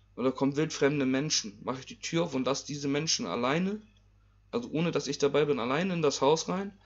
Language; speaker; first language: German; native; German